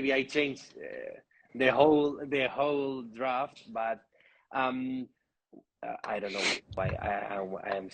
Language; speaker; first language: English; non-native, learner; Spanish